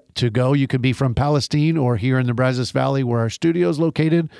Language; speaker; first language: English; native; English